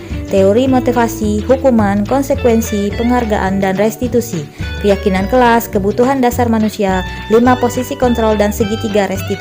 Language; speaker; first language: Indonesian; native; Indonesian